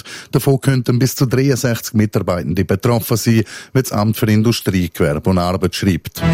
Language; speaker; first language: German; native; German